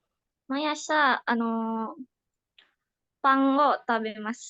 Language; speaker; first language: Japanese; non-native, learner; Indonesian